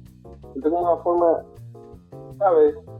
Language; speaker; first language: Portuguese; non-native, fluent; Spanish